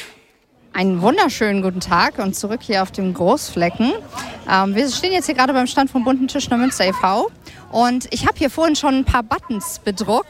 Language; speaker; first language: German; native; German